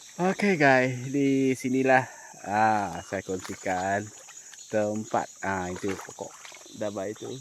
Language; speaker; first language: Malay; non-native, local second language; Iban